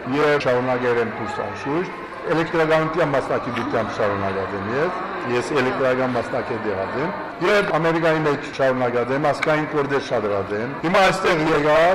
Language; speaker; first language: Armenian; early bilingual, heritage; Armenian